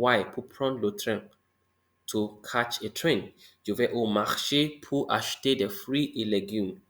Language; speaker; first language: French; non-native, fluent; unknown